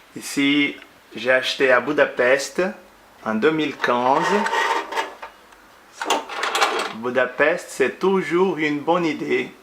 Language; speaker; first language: French; non-native, fluent; Portuguese